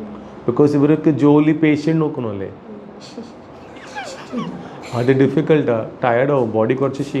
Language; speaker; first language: Malayalam; non-native, local second language; Tamil